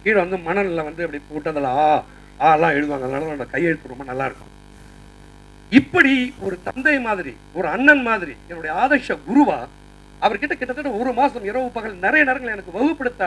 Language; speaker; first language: Tamil; native; Tamil